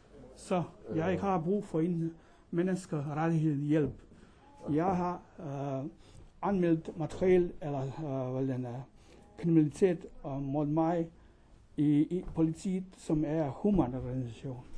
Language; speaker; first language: Danish; non-native, learner; Croatian